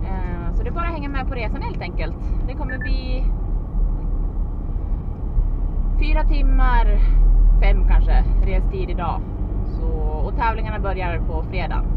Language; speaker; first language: Swedish; native; Swedish